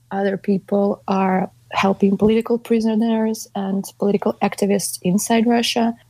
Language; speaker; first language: English; non-native, fluent; Russian